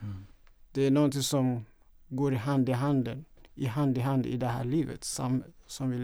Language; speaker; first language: Swedish; non-native, fluent; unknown